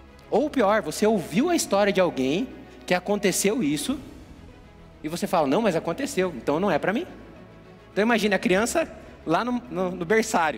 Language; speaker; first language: Portuguese; native; Portuguese